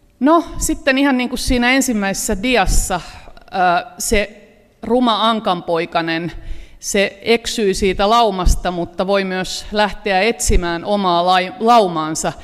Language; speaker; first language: Finnish; native; Finnish